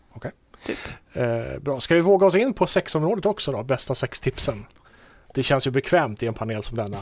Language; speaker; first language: Swedish; native; Swedish